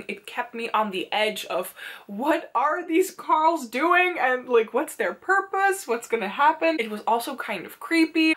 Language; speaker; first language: English; non-native, fluent; Dutch